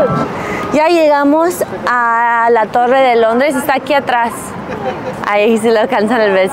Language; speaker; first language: Spanish; non-native, fluent; English